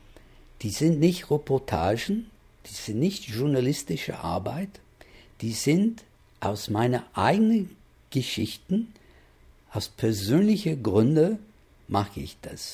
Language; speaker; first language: German; non-native, fluent; English